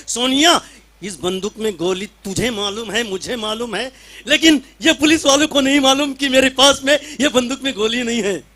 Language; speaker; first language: Hindi; non-native, local second language; Marathi